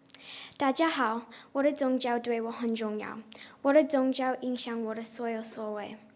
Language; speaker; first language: Chinese; non-native, learner; English